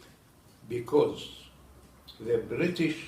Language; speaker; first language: English; non-native, learner; Hebrew